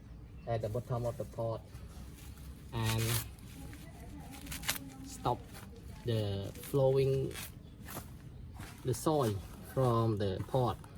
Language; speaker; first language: English; non-native, learner; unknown